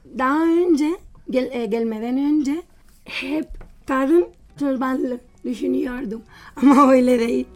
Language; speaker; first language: Turkish; non-native, learner; Spanish